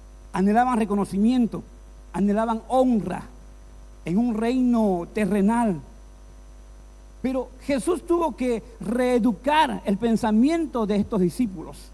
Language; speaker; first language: Spanish; native; Spanish